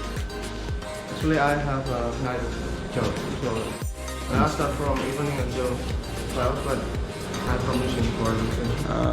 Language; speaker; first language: English; non-native, fluent; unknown